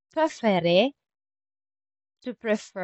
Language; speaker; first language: French; non-native, fluent; Filipino